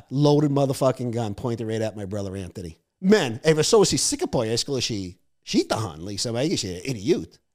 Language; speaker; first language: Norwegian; non-native, fluent; English